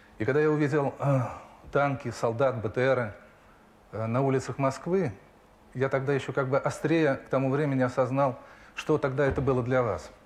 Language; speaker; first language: Russian; native; Russian